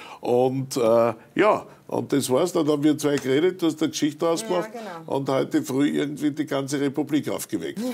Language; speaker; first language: German; native; German